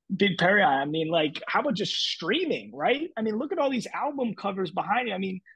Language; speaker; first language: English; native; English